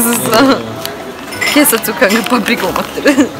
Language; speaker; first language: Japanese; non-native, fluent; Serbian